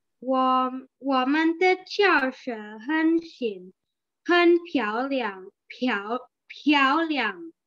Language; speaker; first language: Chinese; non-native, learner; Indonesian